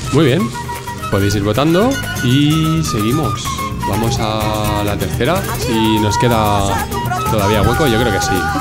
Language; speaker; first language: Spanish; native; Spanish